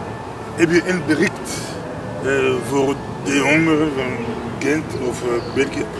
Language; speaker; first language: Dutch; non-native, learner; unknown